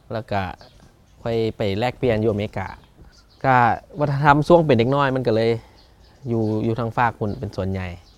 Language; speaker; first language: Lao; early bilingual, heritage; Lao